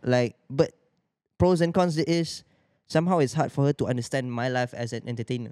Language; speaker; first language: English; non-native, local second language; Malay